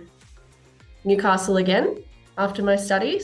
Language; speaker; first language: English; native; English